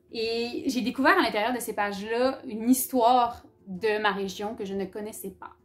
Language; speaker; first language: French; native; French